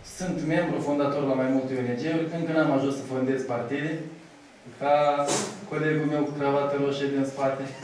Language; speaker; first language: Romanian; native; Romanian